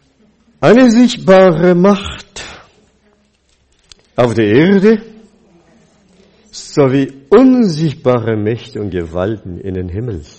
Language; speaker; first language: German; non-native, fluent; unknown